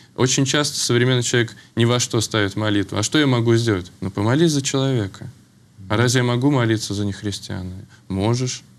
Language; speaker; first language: Russian; native; Russian